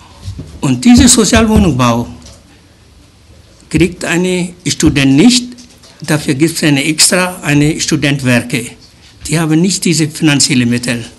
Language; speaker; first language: German; early bilingual, other home language; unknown